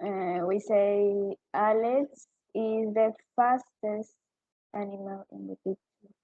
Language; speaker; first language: English; non-native, learner; Spanish